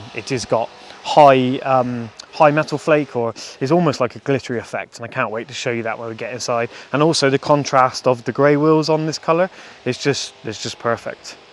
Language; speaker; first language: English; native; English